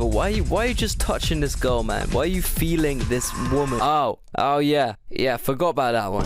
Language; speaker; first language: English; native; English